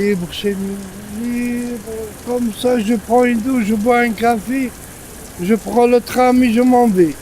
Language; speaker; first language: French; non-native, local second language; Arabic